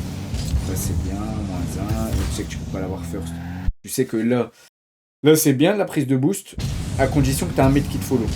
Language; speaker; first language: French; native; French